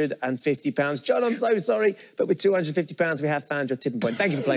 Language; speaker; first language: English; native; English